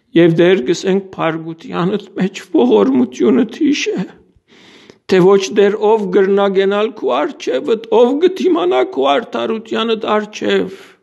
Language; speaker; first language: Armenian; native; Armenian